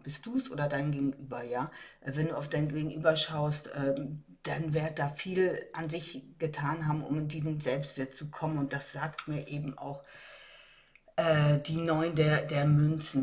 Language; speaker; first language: German; native; German